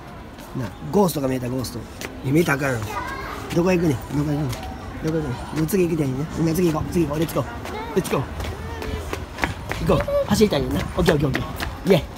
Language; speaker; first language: Japanese; native; Japanese